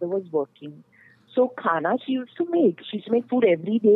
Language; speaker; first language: English; non-native, local second language; Hindi